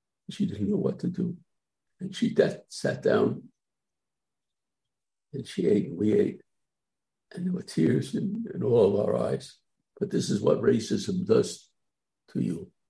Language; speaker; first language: English; native; English